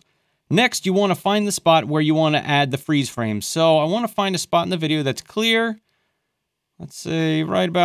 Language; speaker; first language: English; native; English